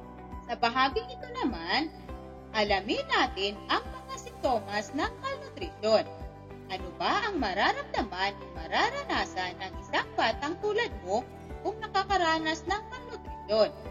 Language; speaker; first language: Filipino; native; Filipino